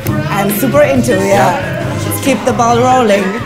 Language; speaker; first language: English; non-native, fluent; German